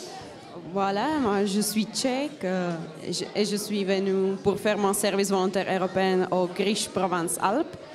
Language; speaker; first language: French; non-native, fluent; Czech